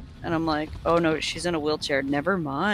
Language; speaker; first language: English; native; English